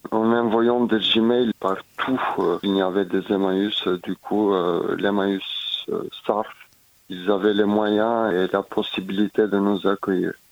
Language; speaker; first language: French; non-native, fluent; Albanian